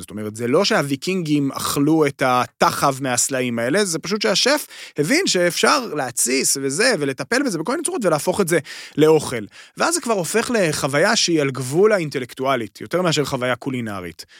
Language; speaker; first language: Hebrew; native; Hebrew